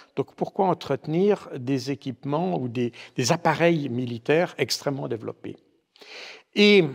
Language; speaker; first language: French; native; French